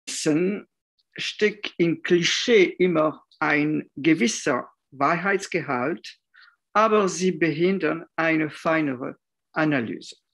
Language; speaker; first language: German; non-native, fluent; French